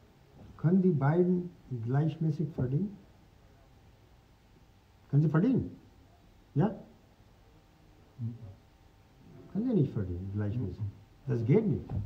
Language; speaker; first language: German; non-native, fluent; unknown